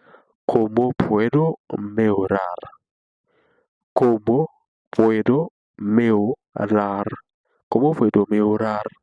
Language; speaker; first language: Spanish; non-native, fluent; Haitian Creole